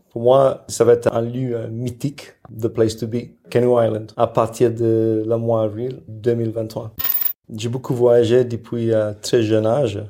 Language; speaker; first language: French; non-native, fluent; English